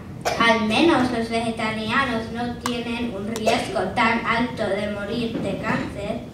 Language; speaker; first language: Spanish; non-native, learner; English